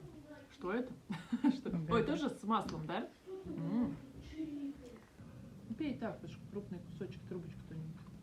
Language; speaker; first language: Russian; native; Russian